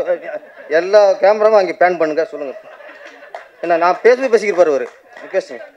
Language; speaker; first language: Tamil; native; Tamil